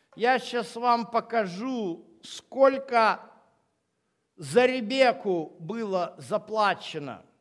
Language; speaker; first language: Russian; native; Russian